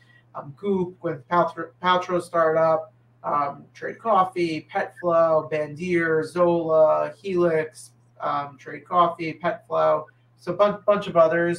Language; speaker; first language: English; native; English